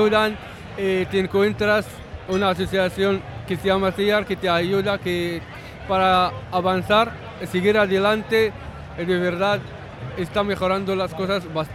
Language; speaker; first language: Spanish; non-native, learner; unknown